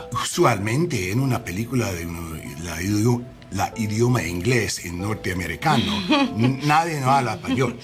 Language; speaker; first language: Spanish; non-native, learner; English